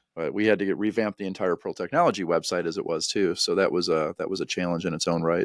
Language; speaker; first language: English; native; English